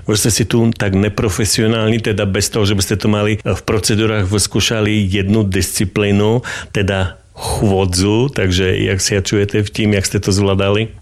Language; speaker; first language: Slovak; native; Slovak